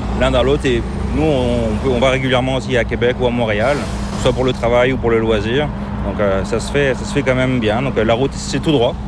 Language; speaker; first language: French; native; French